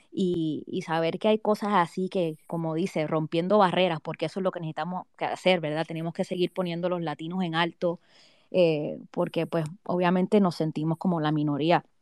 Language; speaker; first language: Spanish; native; Spanish